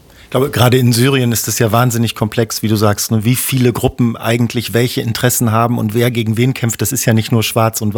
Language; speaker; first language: German; native; German